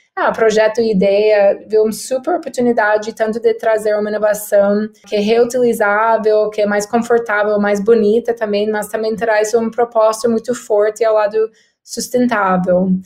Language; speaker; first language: Portuguese; non-native, fluent; English